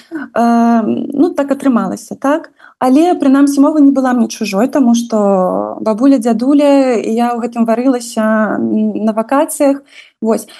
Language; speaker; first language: Belarusian; non-native, local second language; Russian